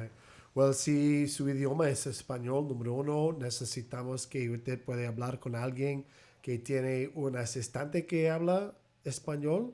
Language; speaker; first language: Spanish; early bilingual, heritage; English